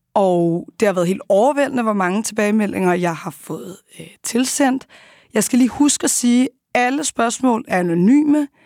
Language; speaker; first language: Danish; early bilingual, other home language; Arabic